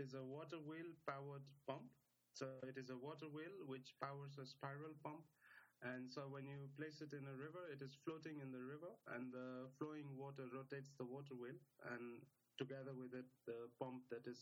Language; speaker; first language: English; non-native, local second language; Nepali